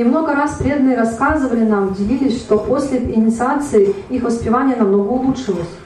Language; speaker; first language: Russian; native; Russian